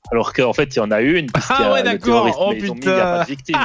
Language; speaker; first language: French; native; French